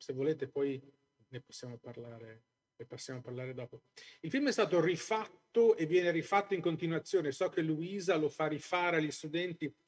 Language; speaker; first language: Italian; native; Italian